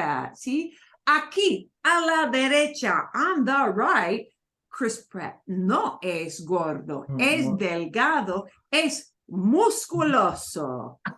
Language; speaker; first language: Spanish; non-native, fluent; English